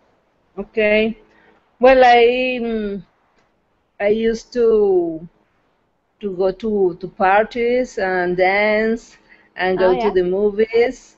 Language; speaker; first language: English; non-native, fluent; Spanish